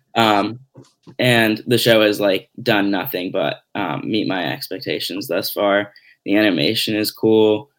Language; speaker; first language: English; native; English